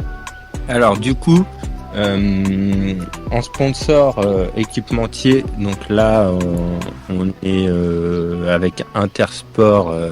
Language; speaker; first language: French; native; French